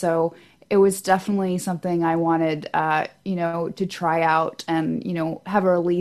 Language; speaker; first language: English; native; English